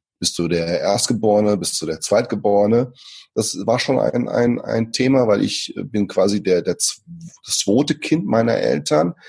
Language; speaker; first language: German; early bilingual, other home language; Portuguese